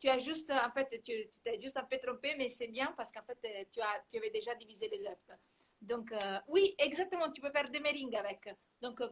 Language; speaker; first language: French; non-native, fluent; Italian